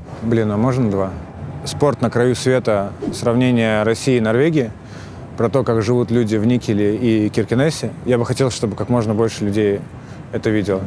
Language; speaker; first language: Russian; native; Russian